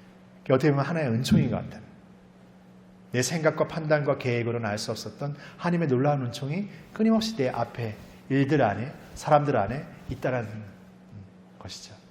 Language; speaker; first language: Korean; native; Korean